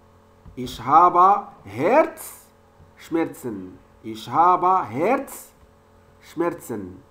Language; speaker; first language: German; non-native, learner; French